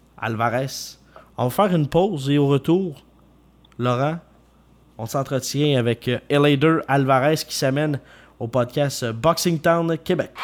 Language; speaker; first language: French; native; French